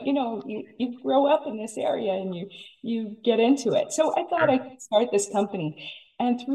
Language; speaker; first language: English; native; English